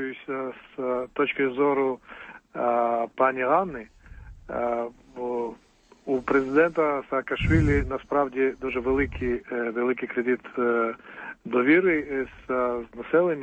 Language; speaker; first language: Ukrainian; non-native, fluent; Georgian